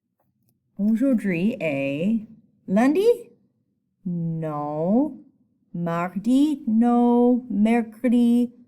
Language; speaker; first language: French; non-native, fluent; English